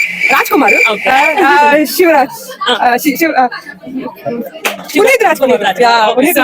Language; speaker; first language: Kannada; non-native, local second language; Telugu